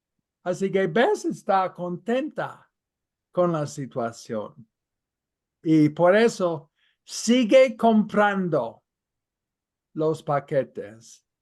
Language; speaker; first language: Spanish; non-native, fluent; English